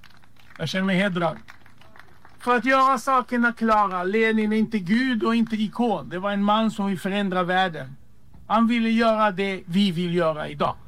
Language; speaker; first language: Swedish; non-native, fluent; Hebrew